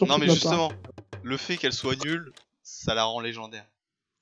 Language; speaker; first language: French; native; French